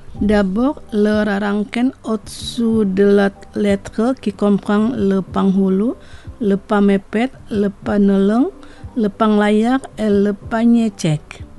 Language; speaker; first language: French; non-native, fluent; Indonesian